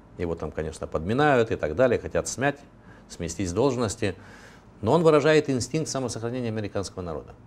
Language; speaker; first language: Russian; non-native, local second language; Romanian